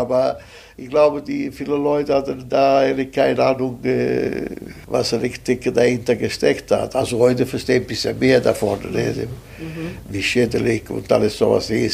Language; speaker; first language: German; non-native, fluent; Italian